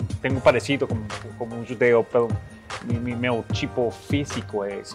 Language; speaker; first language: Portuguese; non-native, learner; Spanish